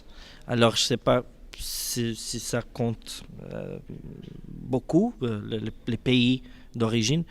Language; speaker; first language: French; non-native, fluent; Portuguese